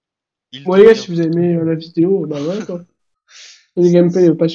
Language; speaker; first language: French; native; French